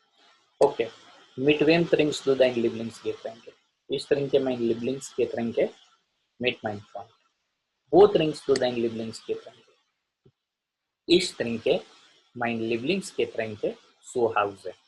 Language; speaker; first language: German; non-native, learner; Gujarati